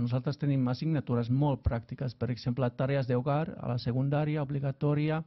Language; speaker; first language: Catalan; non-native, fluent; Finnish